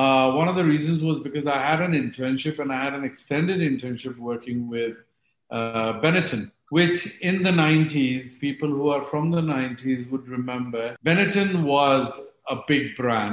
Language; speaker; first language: English; non-native, local second language; Hindi